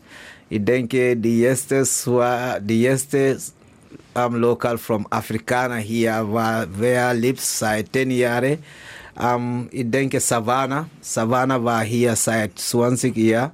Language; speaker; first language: German; non-native, learner; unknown